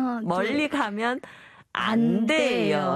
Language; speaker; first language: Korean; non-native, learner; Chinese